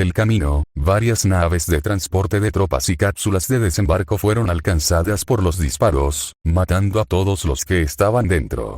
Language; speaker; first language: Spanish; native; Spanish